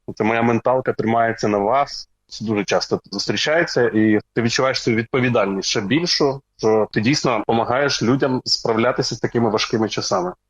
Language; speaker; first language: Ukrainian; native; Ukrainian